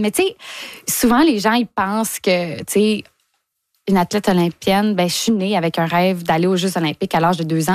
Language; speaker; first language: French; native; French